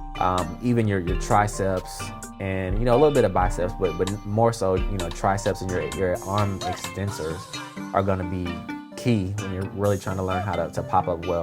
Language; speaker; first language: English; native; English